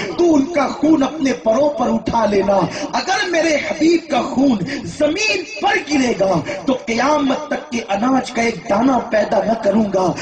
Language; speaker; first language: Urdu; native; Urdu